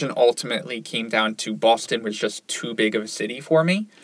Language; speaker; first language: English; native; English